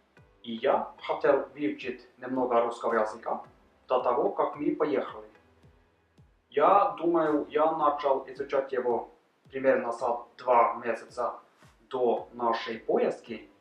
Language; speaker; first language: Russian; non-native, learner; Norwegian